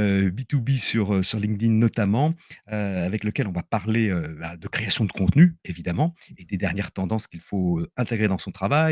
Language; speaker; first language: French; native; French